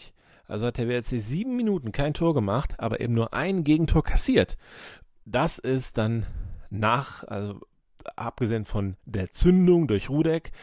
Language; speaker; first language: German; native; German